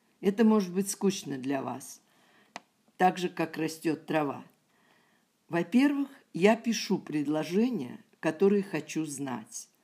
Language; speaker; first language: Russian; non-native, learner; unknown